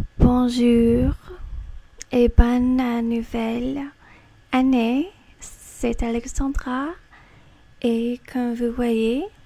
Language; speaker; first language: French; non-native, fluent; English